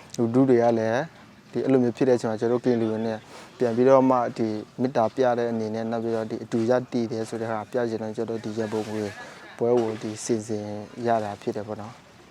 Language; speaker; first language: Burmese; non-native, local second language; S'gaw Karen